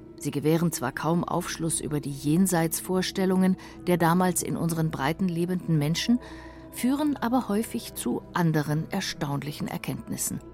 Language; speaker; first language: German; native; German